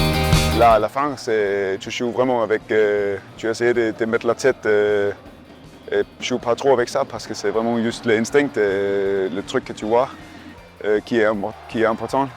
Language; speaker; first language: French; non-native, learner; Danish